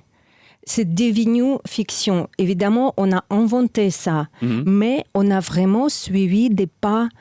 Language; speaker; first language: French; non-native, fluent; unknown